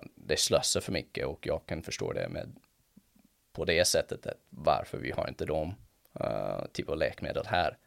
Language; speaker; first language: Swedish; non-native, fluent; English